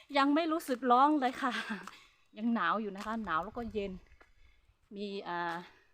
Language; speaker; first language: Thai; non-native, local second language; Hmong